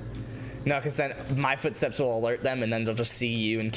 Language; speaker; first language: English; native; English